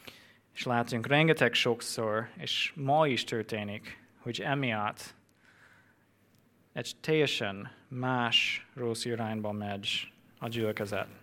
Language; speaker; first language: Hungarian; non-native, fluent; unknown